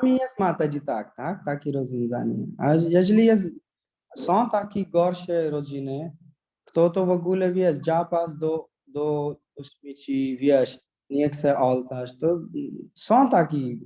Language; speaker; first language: Polish; non-native, learner; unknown